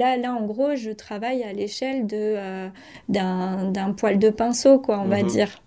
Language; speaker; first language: French; native; French